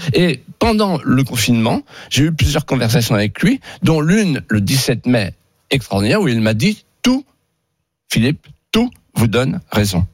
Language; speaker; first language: French; native; French